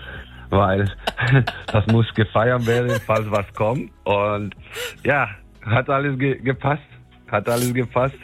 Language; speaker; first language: German; non-native, fluent; Spanish